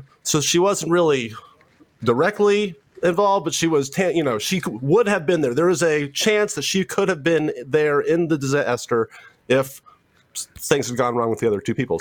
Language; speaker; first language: English; native; English